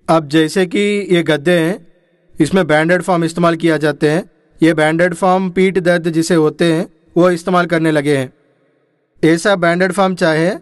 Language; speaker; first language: Hindi; non-native, local second language; Telugu